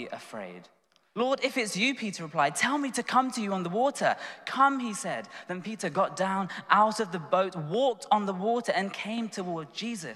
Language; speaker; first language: English; native; English